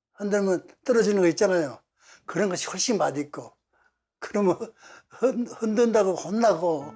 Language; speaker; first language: Korean; native; Korean